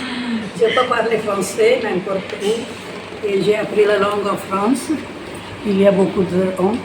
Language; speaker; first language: French; non-native, fluent; Kannada